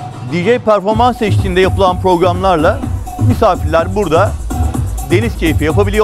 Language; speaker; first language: Turkish; native; Turkish